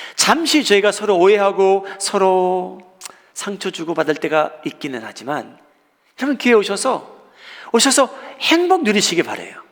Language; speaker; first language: Korean; native; Korean